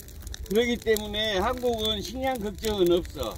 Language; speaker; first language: Korean; native; Korean